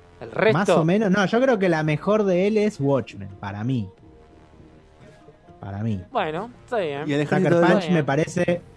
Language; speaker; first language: Spanish; native; Spanish